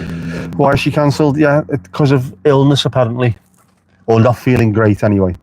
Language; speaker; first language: English; native; English